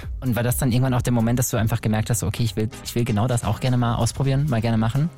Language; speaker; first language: German; native; German